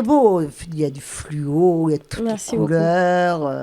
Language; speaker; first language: French; native; French